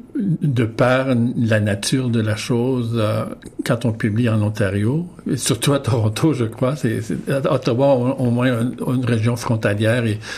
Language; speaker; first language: French; native; French